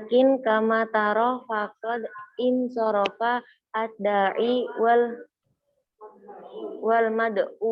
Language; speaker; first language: Arabic; non-native, learner; Indonesian